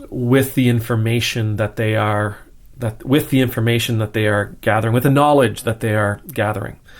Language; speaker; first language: English; native; English